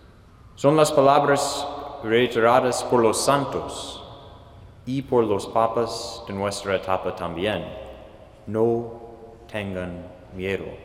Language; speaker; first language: Spanish; non-native, fluent; English